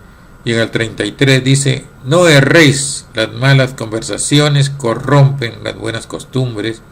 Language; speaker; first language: Spanish; native; Spanish